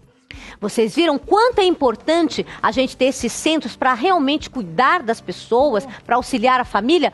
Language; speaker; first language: Portuguese; native; Portuguese